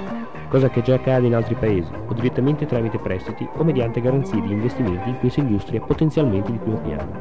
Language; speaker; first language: Italian; native; Italian